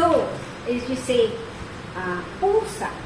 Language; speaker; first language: English; non-native, local second language; Filipino